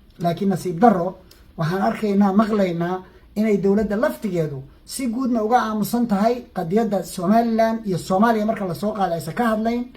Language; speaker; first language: Somali; native; Somali